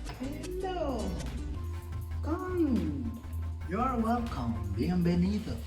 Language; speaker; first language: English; non-native, learner; Spanish